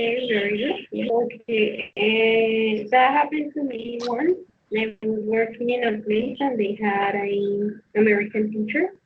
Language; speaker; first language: English; non-native, fluent; Spanish